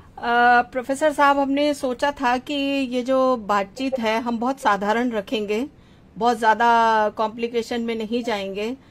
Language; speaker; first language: Hindi; native; Hindi